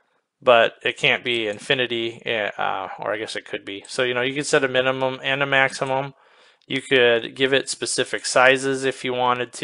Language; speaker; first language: English; native; English